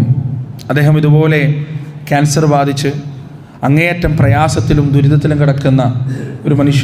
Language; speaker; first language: Malayalam; native; Malayalam